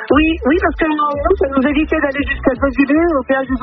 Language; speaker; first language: French; native; French